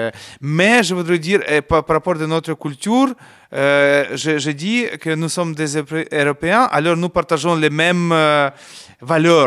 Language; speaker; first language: French; non-native, learner; Ukrainian